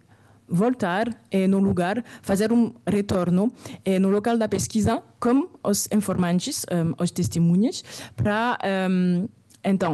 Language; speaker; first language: Portuguese; non-native, fluent; French